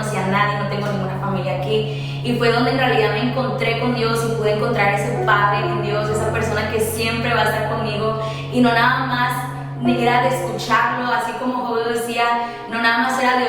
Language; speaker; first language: Spanish; early bilingual, other home language; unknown